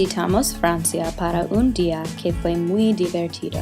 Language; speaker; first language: Spanish; non-native, learner; English